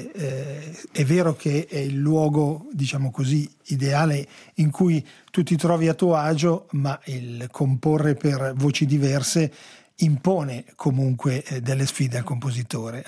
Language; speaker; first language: Italian; native; Italian